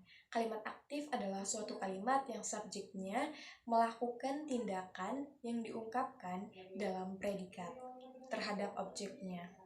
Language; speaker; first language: Indonesian; native; Indonesian